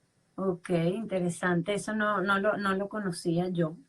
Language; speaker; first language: Spanish; native; Spanish